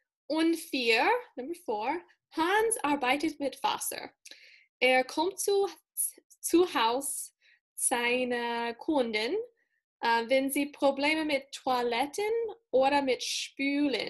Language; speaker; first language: German; non-native, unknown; English